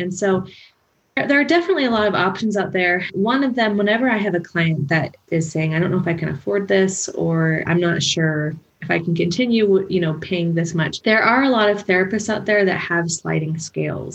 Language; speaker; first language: English; native; English